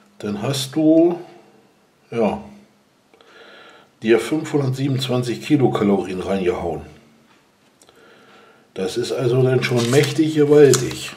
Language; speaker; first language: German; native; German